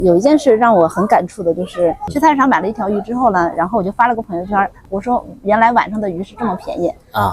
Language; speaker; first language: Chinese; non-native, local second language; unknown